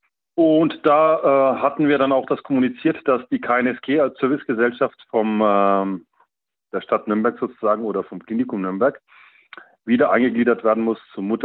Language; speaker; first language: German; native; German